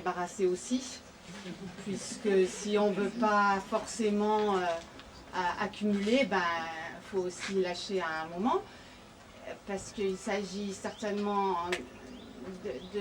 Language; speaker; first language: French; native; French